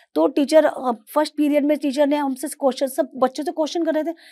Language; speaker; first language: Hindi; native; Hindi